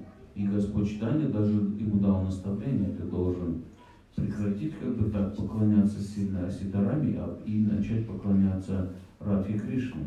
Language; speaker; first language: Russian; native; Russian